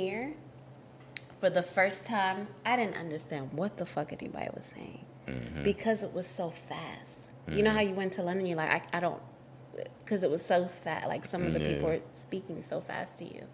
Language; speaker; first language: English; early bilingual, other home language; Shona